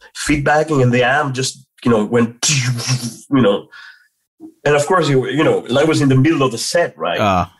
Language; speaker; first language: English; non-native, fluent; Greek